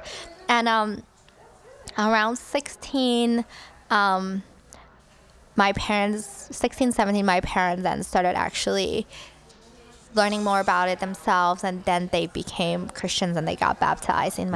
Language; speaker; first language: English; early bilingual, other home language; Cantonese